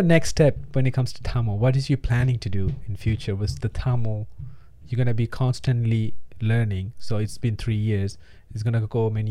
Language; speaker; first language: English; non-native, local second language; Tamil